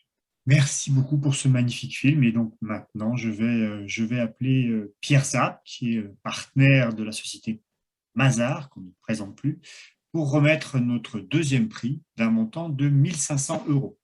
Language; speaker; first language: French; native; French